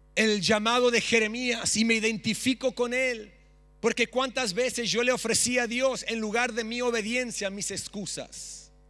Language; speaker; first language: Spanish; early bilingual, other home language; English